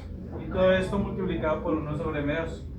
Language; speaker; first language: Spanish; native; Spanish